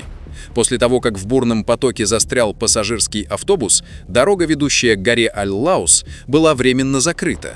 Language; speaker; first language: Russian; native; Russian